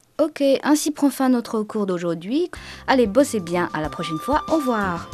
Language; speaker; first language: French; non-native, fluent; Chinese